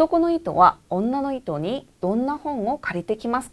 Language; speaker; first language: Japanese; non-native, fluent; Korean